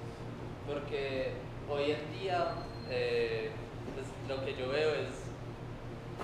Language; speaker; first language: Spanish; native; Spanish